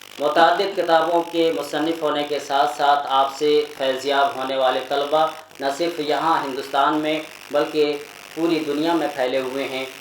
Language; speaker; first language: Urdu; native; Urdu